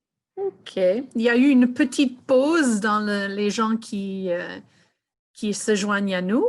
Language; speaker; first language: French; non-native, fluent; English